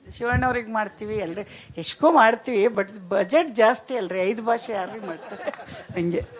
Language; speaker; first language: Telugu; non-native, local second language; Kannada